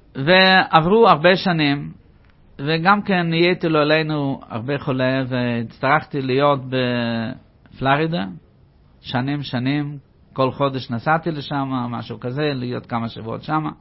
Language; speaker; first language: Hebrew; non-native, fluent; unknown